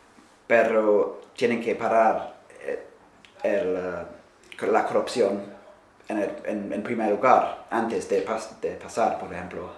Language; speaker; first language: Spanish; non-native, fluent; English